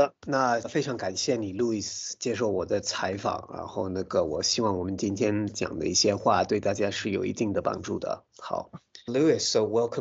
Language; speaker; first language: Chinese; non-native, fluent; English